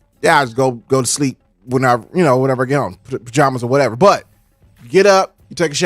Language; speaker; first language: English; native; English